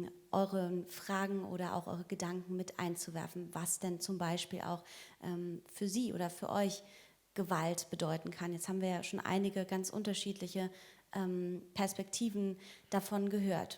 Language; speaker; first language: German; native; German